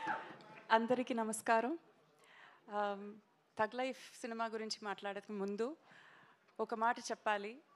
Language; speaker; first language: Telugu; non-native, local second language; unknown